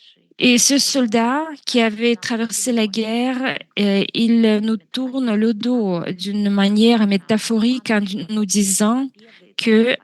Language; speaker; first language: French; non-native, fluent; Russian